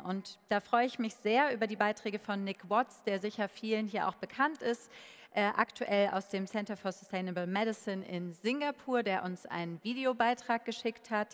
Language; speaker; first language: German; native; German